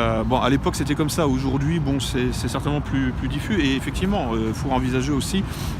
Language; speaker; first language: French; native; French